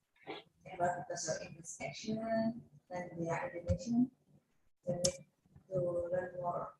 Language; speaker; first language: English; non-native, learner; Indonesian